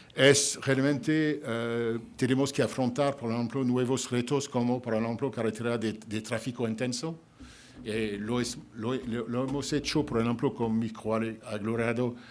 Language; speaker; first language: Spanish; non-native, fluent; French